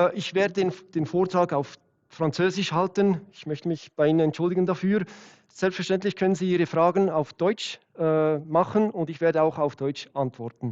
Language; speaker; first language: German; non-native, local second language; French